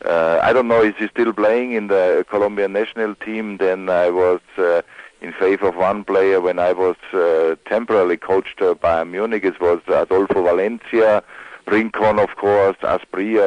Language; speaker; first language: English; non-native, fluent; German